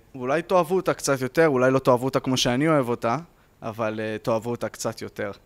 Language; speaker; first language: Hebrew; native; Hebrew